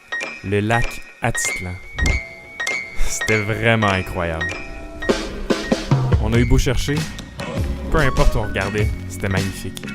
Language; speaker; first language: French; native; French